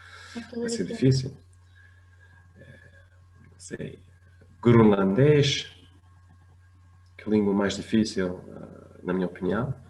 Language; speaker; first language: Portuguese; non-native, fluent; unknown